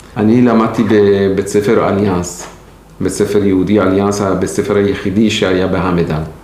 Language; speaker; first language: Hebrew; non-native, fluent; Persian